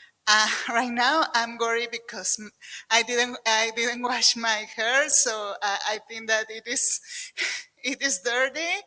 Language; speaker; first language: English; non-native, learner; Spanish